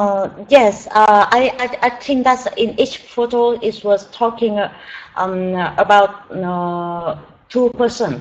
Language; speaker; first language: English; non-native, learner; Vietnamese